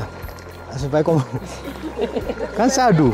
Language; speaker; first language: Portuguese; non-native, learner; Vietnamese